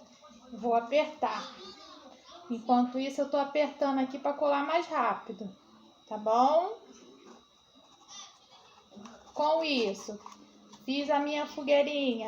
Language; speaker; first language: Portuguese; native; Portuguese